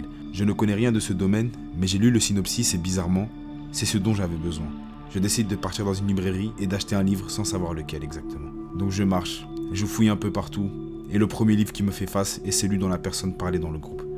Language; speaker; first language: French; native; French